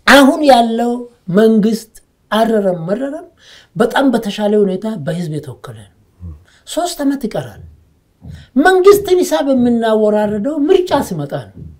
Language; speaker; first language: Amharic; non-native, local second language; Oromo